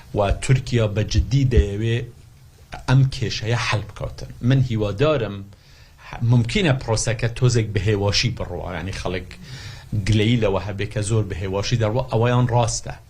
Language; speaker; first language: Central Kurdish; non-native, local second language; Kurdish